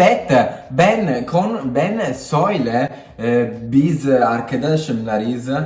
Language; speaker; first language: Turkish; non-native, learner; Italian